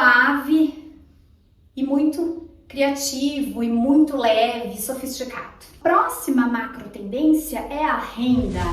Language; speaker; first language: Portuguese; native; Portuguese